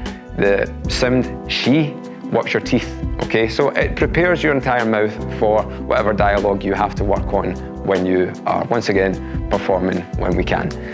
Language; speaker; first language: English; native; English